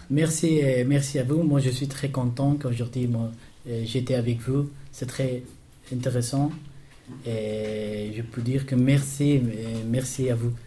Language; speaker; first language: French; non-native, learner; Persian